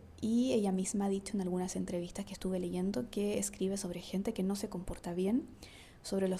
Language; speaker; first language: Spanish; native; Spanish